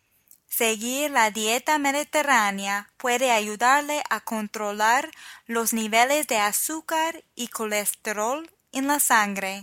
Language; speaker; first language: Spanish; non-native, fluent; English